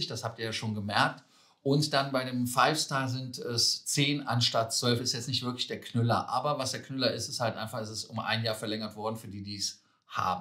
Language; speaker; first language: German; native; German